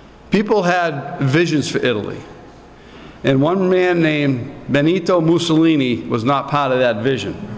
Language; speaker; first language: English; native; English